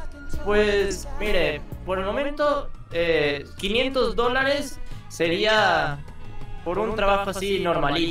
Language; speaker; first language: Spanish; native; Spanish